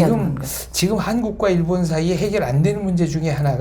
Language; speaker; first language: Korean; native; Korean